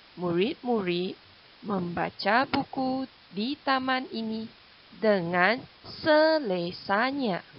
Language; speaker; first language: Malay; non-native, local second language; Chinese